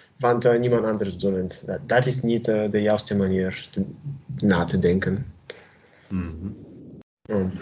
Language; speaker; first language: Dutch; non-native, learner; Bulgarian